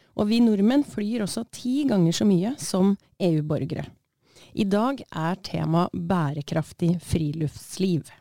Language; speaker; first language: Norwegian; native; Norwegian